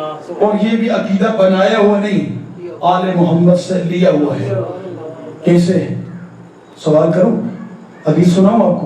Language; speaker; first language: Urdu; native; Urdu